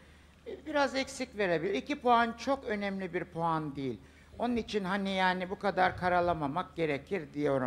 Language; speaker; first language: Turkish; native; Turkish